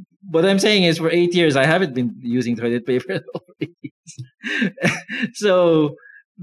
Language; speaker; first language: English; non-native, local second language; Filipino